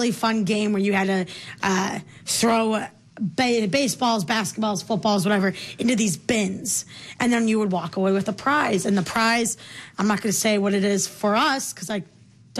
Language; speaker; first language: English; native; English